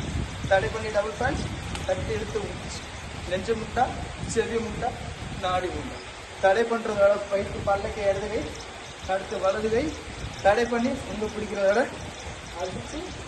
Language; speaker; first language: Tamil; native; Tamil